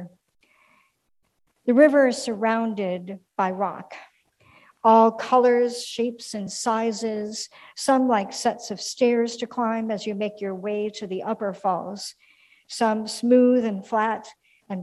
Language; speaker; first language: English; native; English